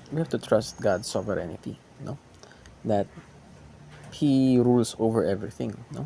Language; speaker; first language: English; non-native, local second language; Filipino